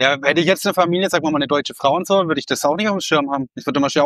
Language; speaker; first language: German; native; German